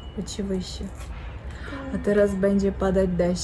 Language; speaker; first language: Polish; non-native, learner; Russian